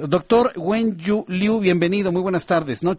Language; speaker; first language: Spanish; native; Spanish